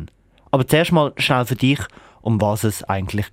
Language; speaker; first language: German; native; German